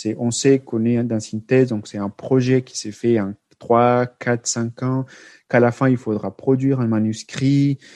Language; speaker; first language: French; non-native, fluent; Spanish